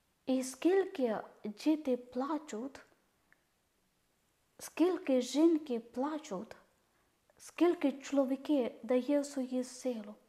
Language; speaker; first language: Ukrainian; non-native, learner; Malayalam